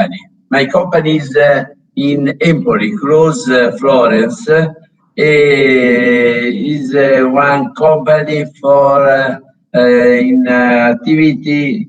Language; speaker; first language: English; non-native, learner; Italian